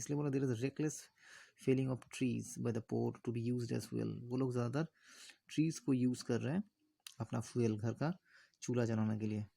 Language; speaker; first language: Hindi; non-native, local second language; Bangla